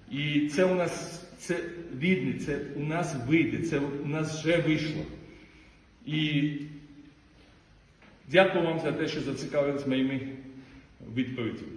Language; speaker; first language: Ukrainian; non-native, fluent; Georgian